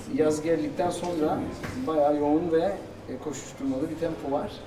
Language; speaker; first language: Turkish; native; Turkish